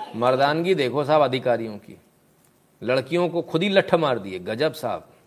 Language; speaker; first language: Hindi; native; Hindi